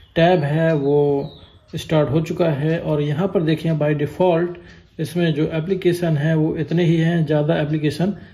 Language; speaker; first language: Hindi; native; Hindi